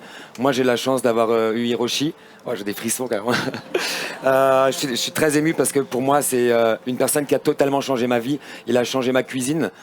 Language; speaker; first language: French; native; French